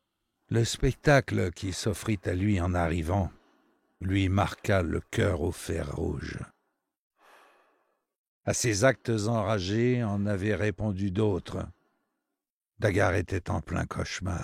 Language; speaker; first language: French; native; French